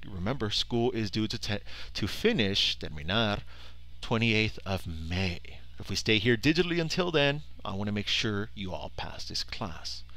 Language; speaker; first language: English; early bilingual, other home language; Spanish